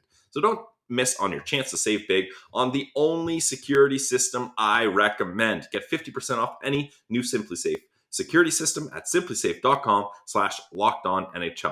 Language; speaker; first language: English; native; English